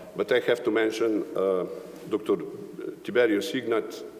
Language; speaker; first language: English; non-native, fluent; Slovenian